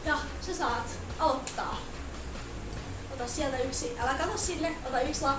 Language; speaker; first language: Finnish; native; Finnish